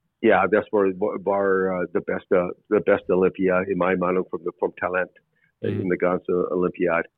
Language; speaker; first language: German; non-native, learner; English